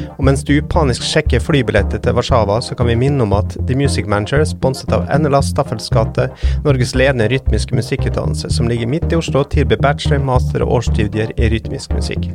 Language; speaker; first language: Norwegian; native; Norwegian